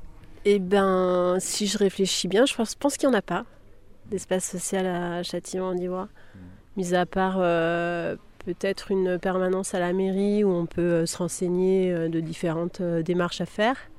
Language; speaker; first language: French; native; French